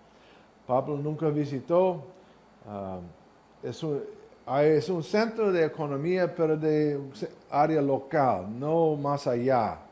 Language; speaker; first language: Spanish; non-native, learner; English